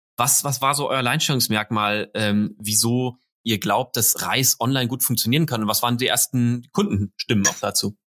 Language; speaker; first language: German; native; German